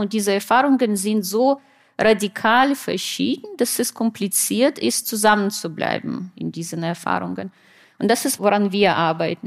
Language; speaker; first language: German; non-native, fluent; Russian